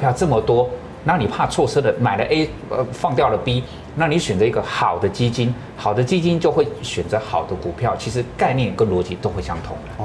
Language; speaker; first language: Chinese; native; Chinese